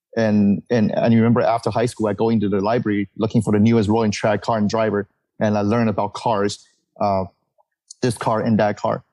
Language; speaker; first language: English; early bilingual, other home language; Chinese